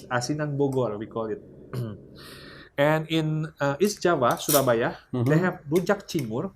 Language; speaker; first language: English; non-native, fluent; Indonesian